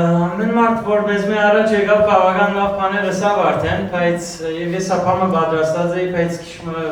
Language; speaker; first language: Armenian; early bilingual, heritage; Armenian